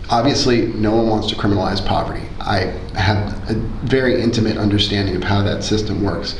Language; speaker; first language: English; early bilingual, other home language; Spanish